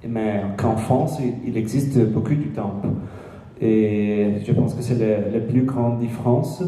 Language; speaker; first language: French; non-native, learner; Portuguese